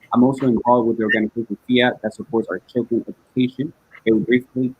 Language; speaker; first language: English; early bilingual, other home language; Spanish